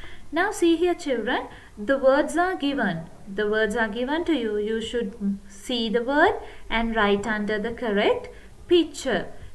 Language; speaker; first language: English; non-native, local second language; Sinhala